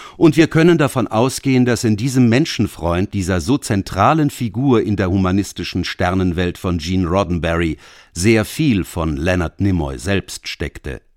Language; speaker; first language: German; native; German